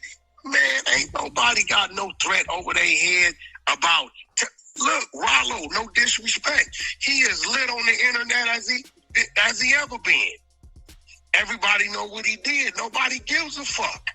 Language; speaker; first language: English; native; English